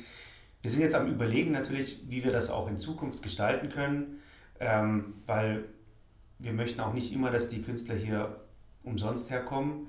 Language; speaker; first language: German; native; German